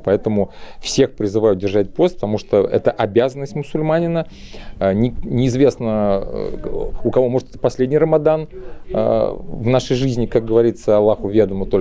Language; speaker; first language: Russian; native; Russian